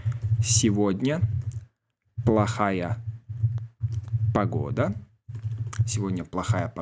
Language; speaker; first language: Russian; non-native, fluent; Serbian